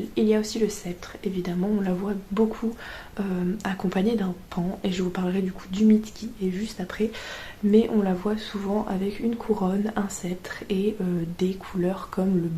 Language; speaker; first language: French; native; French